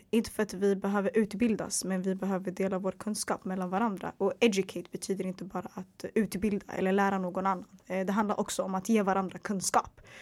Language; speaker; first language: Swedish; early bilingual, other home language; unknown